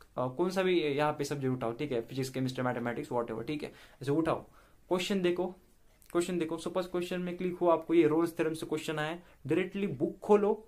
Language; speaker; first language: Hindi; non-native, local second language; Marathi